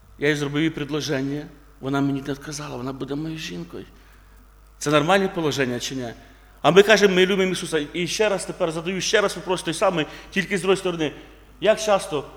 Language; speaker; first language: Ukrainian; non-native, local second language; Russian